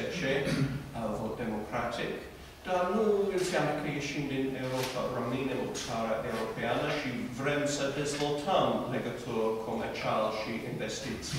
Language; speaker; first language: Romanian; non-native, fluent; English